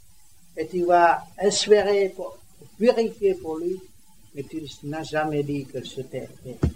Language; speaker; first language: French; non-native, learner; Vietnamese